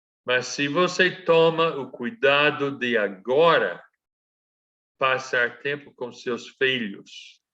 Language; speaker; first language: Portuguese; non-native, fluent; English